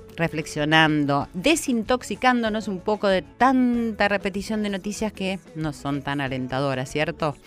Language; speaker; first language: Spanish; native; Spanish